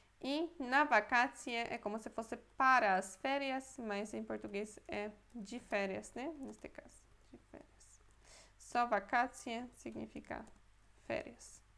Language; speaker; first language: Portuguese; non-native, fluent; Polish